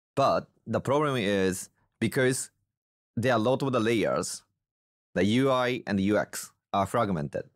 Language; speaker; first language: English; non-native, fluent; Japanese